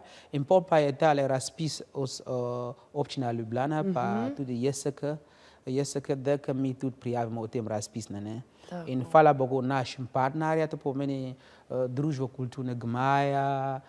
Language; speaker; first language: Slovenian; non-native, learner; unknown